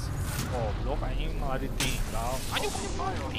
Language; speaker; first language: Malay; non-native, local second language; Sundanese